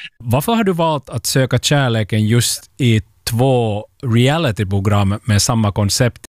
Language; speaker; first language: Swedish; native; Swedish